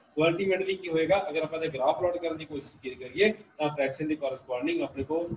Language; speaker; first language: Hindi; non-native, local second language; Punjabi